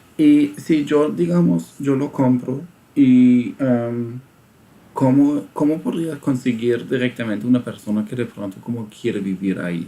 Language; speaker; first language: Spanish; non-native, fluent; German